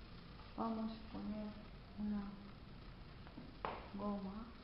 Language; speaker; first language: Spanish; non-native, fluent; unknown